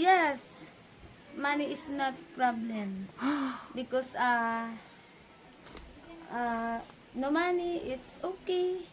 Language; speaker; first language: English; non-native, learner; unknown